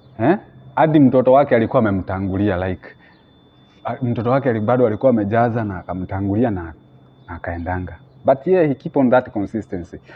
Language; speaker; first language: Swahili; native; Swahili